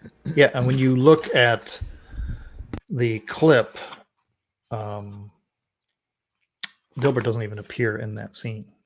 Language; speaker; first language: English; native; English